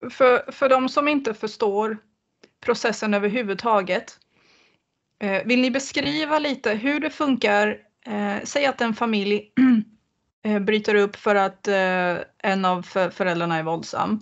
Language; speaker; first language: Swedish; native; Swedish